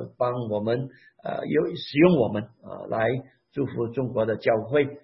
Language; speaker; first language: Chinese; non-native, local second language; Hakka Chinese